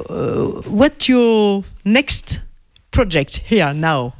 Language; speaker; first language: English; non-native, fluent; French